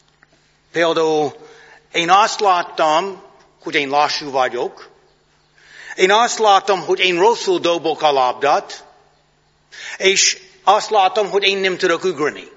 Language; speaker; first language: Hungarian; non-native, fluent; English